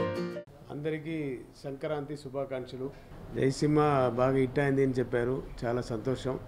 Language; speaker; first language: Telugu; non-native, learner; Tamil